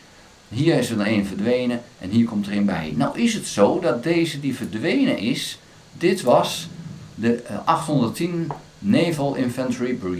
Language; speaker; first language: Dutch; native; Dutch